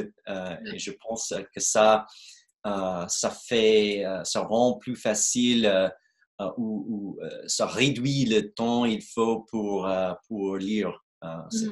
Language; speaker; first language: French; non-native, fluent; English